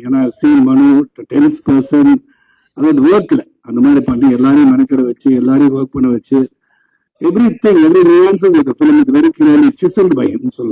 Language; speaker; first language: Tamil; native; Tamil